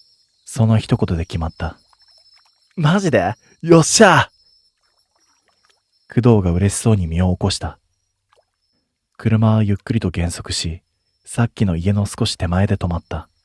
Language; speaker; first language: Japanese; native; Japanese